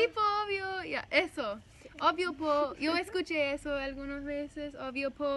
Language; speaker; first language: Spanish; non-native, learner; English